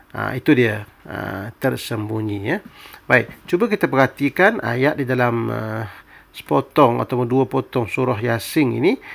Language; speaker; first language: Malay; native; Malay